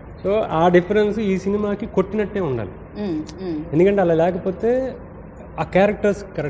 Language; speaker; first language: Telugu; native; Telugu